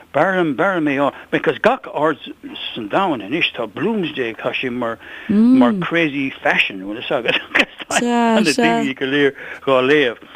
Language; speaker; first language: Irish; non-native, local second language; English